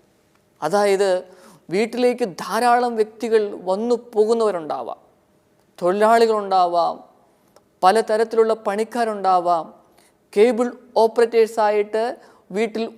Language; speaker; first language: Malayalam; native; Malayalam